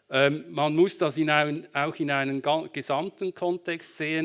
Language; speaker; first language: German; native; German